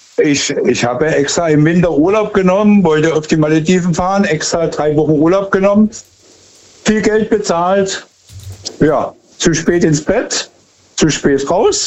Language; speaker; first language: German; native; German